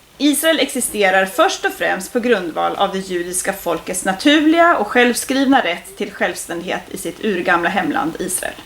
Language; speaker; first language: Swedish; native; Swedish